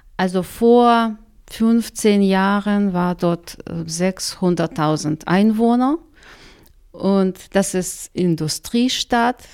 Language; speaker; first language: German; non-native, fluent; Russian